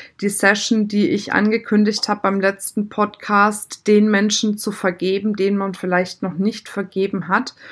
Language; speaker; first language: German; native; German